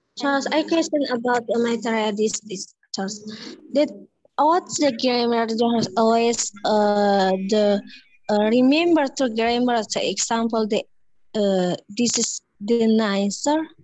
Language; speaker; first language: English; non-native, learner; Indonesian